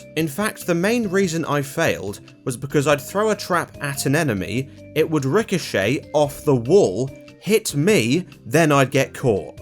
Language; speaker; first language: English; native; English